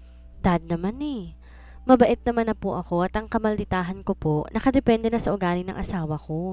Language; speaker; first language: Filipino; native; Filipino